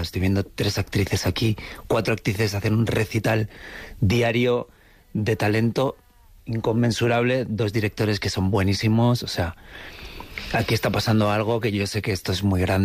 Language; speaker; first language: Spanish; native; Spanish